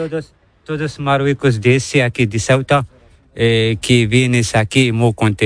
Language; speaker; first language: Spanish; non-native, learner; Arabic